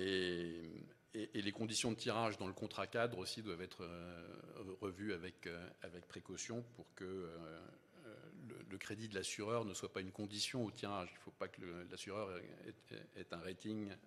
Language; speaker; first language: French; native; French